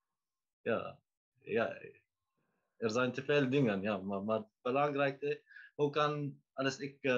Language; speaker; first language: Dutch; non-native, learner; Arabic